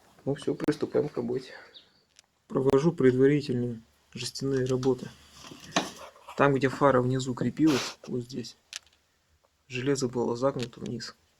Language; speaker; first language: Russian; native; Russian